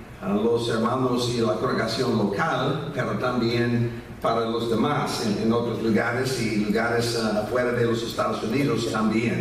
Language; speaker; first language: Spanish; non-native, fluent; English